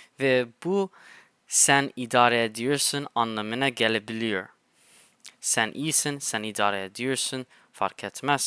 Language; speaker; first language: Turkish; non-native, fluent; English